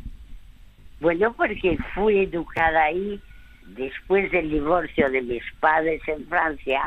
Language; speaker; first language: Spanish; early bilingual, other home language; French